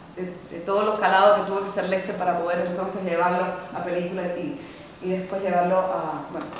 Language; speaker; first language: Spanish; native; Spanish